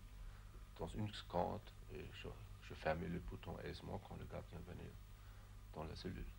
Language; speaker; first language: French; non-native, fluent; German